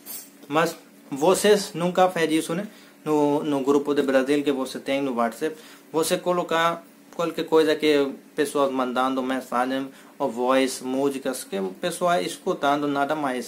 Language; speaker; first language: Portuguese; non-native, learner; Hindi